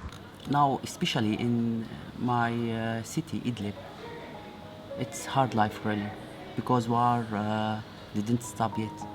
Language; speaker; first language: English; non-native, learner; Arabic